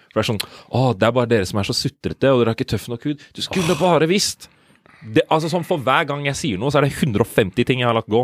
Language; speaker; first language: Norwegian; early bilingual, other home language; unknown